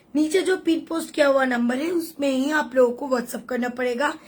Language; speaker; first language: Hindi; non-native, local second language; Bangla